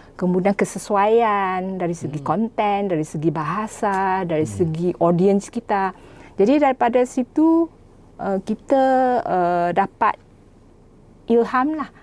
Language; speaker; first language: Malay; non-native, local second language; Min Nan Chinese